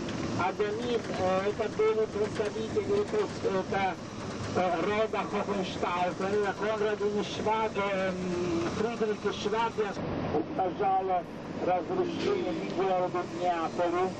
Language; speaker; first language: Russian; non-native, fluent; Italian